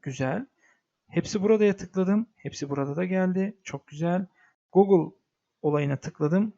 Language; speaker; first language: Turkish; native; Turkish